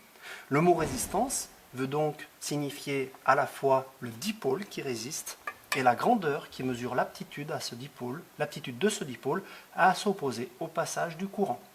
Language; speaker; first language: French; native; French